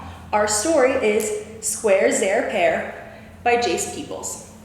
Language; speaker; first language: English; native; English